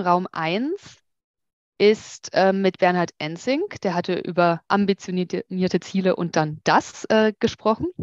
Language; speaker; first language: German; native; German